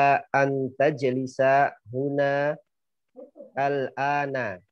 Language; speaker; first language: Arabic; non-native, learner; Indonesian